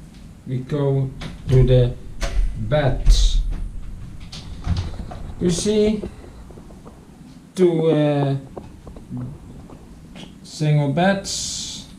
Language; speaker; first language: English; non-native, learner; Dutch